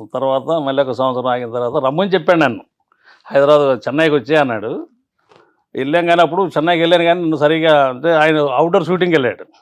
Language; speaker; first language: Telugu; native; Telugu